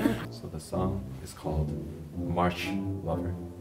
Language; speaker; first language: English; early bilingual, other home language; Korean